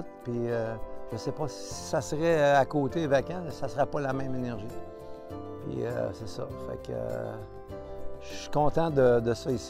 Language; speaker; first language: French; native; French